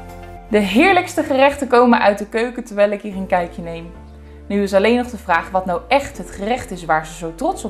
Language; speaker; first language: Dutch; native; Dutch